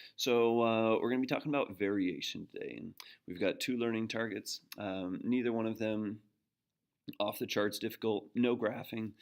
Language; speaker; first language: English; native; English